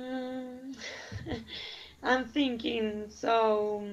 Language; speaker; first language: English; non-native, learner; Spanish